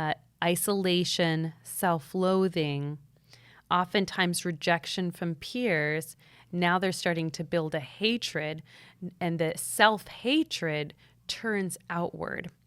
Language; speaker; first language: English; native; English